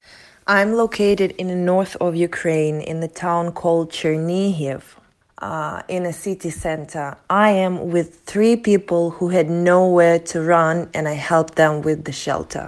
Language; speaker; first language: English; non-native, fluent; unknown